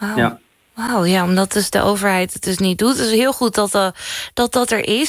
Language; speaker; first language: Dutch; native; Dutch